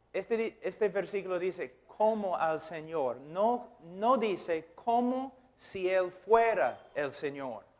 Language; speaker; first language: Spanish; non-native, fluent; English